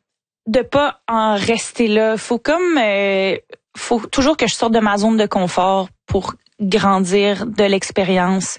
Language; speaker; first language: French; native; French